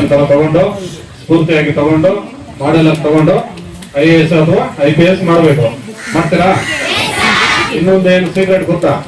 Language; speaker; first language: Kannada; non-native, fluent; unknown